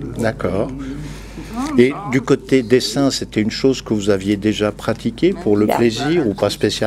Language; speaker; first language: French; native; French